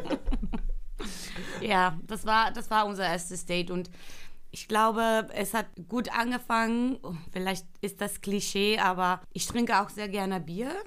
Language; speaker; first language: German; non-native, fluent; Spanish